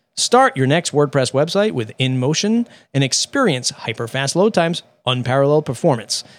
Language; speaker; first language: English; native; English